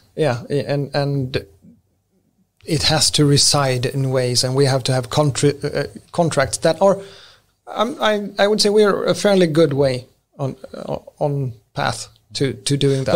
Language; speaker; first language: English; non-native, fluent; Swedish